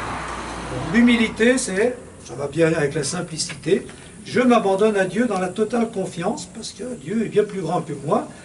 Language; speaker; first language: French; native; French